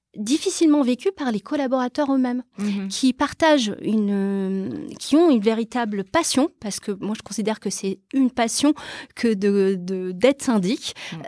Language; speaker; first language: French; early bilingual, other home language; Portuguese